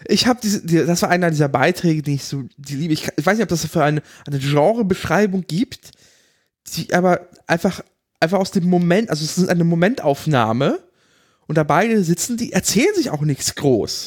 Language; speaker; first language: German; native; German